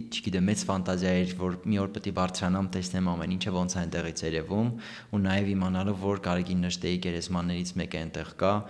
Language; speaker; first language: Armenian; early bilingual, heritage; Armenian